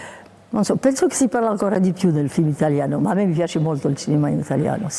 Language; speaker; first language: Italian; non-native, fluent; French